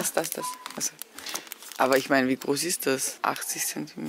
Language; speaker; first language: German; native; German